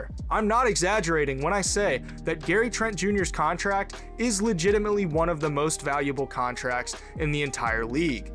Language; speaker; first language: English; native; English